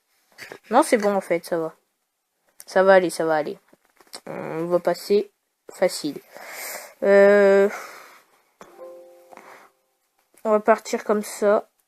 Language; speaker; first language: French; native; French